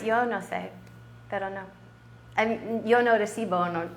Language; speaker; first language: Spanish; non-native, learner; English